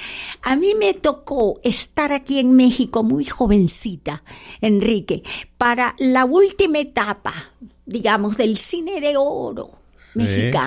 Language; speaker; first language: Spanish; native; Spanish